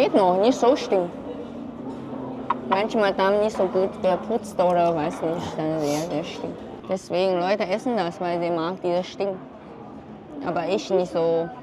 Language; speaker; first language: German; non-native, learner; Chinese